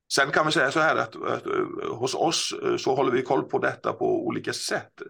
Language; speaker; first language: Swedish; non-native, fluent; Icelandic